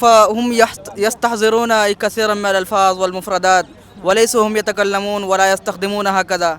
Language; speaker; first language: Arabic; non-native, fluent; Urdu